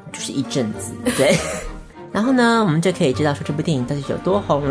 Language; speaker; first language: Chinese; native; Chinese